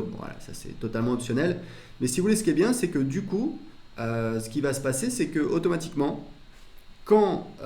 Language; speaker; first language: French; native; French